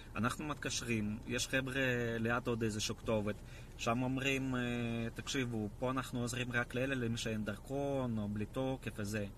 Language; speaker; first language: Hebrew; non-native, fluent; Russian